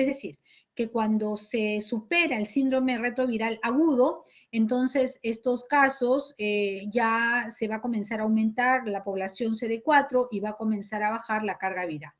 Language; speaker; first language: Spanish; native; Spanish